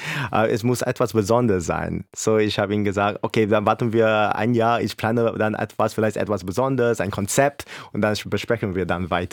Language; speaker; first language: German; non-native, fluent; English